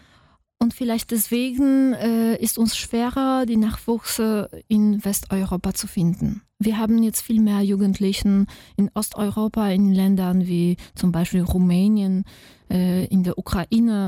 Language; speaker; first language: German; non-native, fluent; Polish